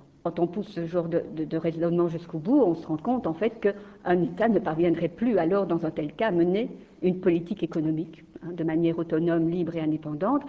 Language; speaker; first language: French; native; French